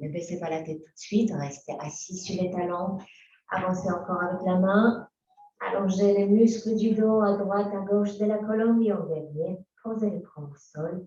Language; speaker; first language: French; native; French